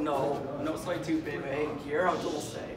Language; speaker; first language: Spanish; non-native, learner; English